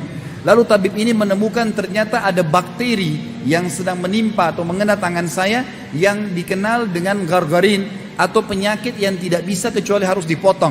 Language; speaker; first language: Indonesian; native; Indonesian